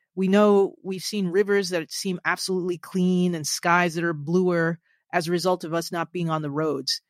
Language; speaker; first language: English; native; English